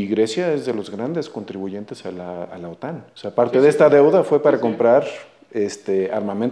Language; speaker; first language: Spanish; native; Spanish